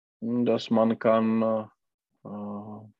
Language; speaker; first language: German; non-native, learner; Czech